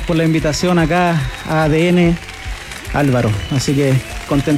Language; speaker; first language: Spanish; native; Spanish